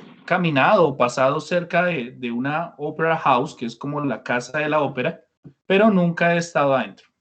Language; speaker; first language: Spanish; non-native, fluent; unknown